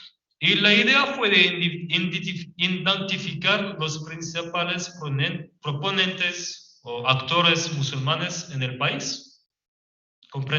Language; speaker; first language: Spanish; non-native, fluent; French